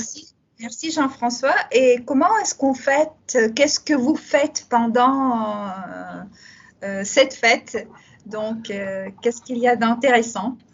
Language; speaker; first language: French; non-native, fluent; Russian